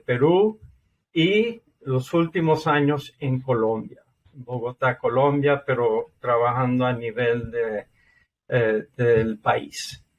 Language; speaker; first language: Spanish; non-native, fluent; English